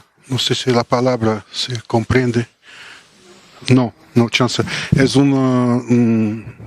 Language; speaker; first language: Spanish; non-native, fluent; Portuguese